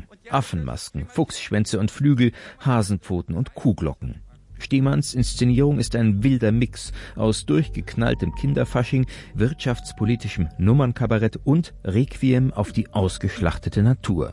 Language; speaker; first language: German; native; German